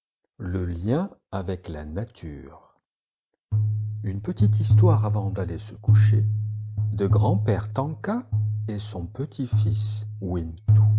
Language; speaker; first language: French; native; French